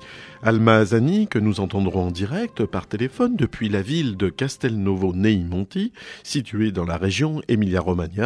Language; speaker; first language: French; native; French